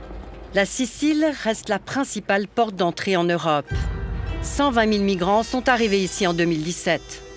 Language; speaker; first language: French; native; French